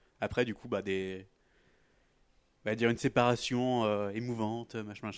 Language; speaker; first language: French; native; French